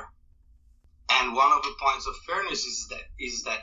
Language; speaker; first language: English; non-native, fluent; Italian